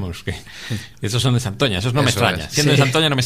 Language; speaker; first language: Spanish; native; Spanish